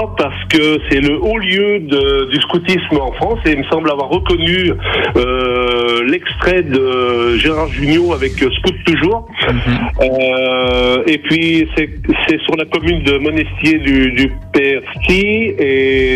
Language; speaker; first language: French; native; French